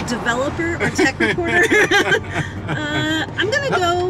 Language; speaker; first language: English; native; English